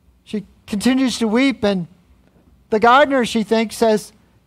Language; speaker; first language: English; native; English